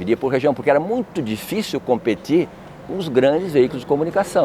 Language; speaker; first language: Portuguese; native; Portuguese